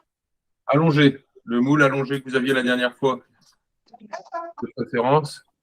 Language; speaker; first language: French; native; French